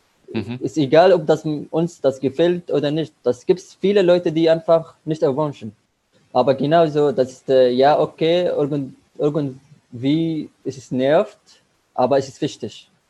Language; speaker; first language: German; non-native, learner; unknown